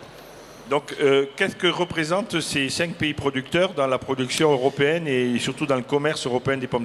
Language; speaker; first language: French; native; French